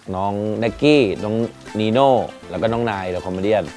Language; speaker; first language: Thai; native; Thai